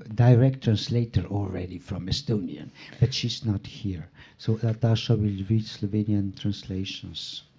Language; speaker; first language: English; non-native, fluent; Slovenian